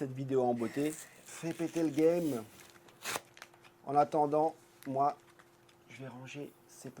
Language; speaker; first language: French; native; French